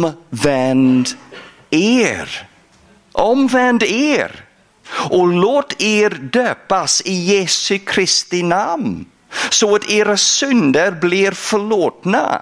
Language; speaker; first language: Swedish; non-native, fluent; English